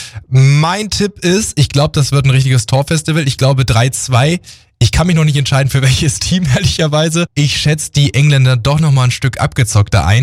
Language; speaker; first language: German; native; German